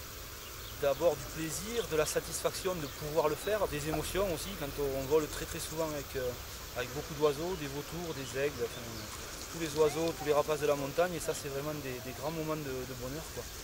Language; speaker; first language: French; native; French